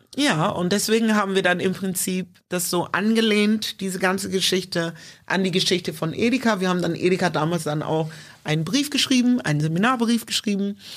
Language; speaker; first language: German; early bilingual, other home language; English